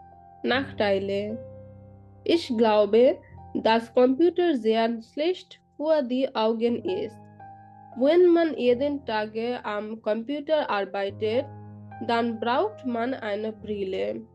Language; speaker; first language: German; non-native, learner; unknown